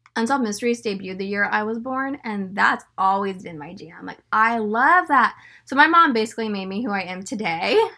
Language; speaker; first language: English; native; English